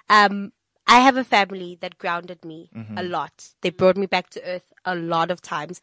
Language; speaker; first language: English; non-native, local second language; Tswana